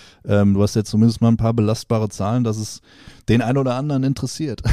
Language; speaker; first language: German; native; German